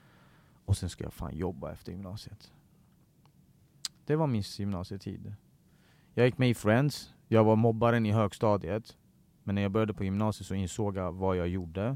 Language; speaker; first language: Swedish; early bilingual, other home language; Persian